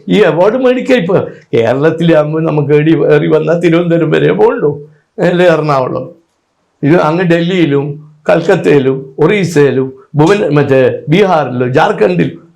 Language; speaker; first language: Malayalam; native; Malayalam